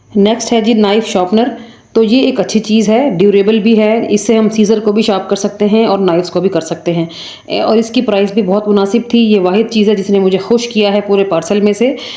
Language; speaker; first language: Urdu; native; Urdu